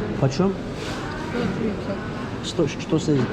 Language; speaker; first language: Russian; non-native, learner; Turkish